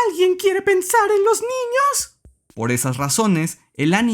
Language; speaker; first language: Spanish; native; Spanish